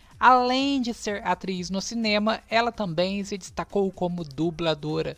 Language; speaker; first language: Portuguese; native; Portuguese